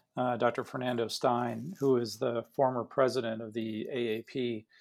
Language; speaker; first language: English; native; English